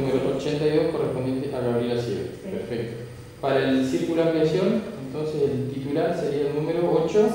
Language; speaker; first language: Spanish; native; Spanish